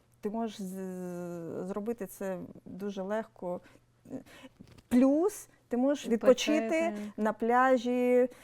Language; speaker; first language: Ukrainian; non-native, local second language; Russian